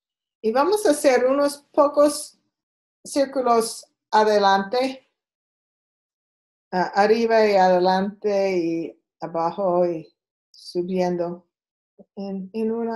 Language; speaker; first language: Spanish; non-native, learner; English